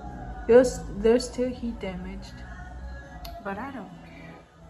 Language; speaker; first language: English; non-native, learner; Haitian Creole